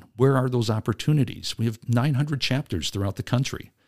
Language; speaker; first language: English; native; English